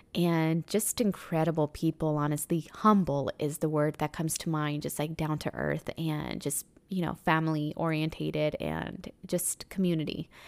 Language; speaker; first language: English; early bilingual, other home language; Spanish